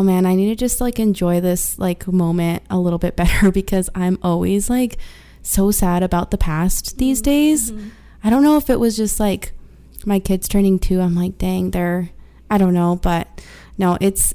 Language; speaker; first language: English; early bilingual, other home language; Spanish